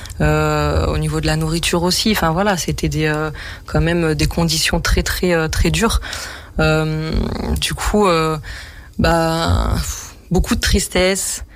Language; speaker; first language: French; native; French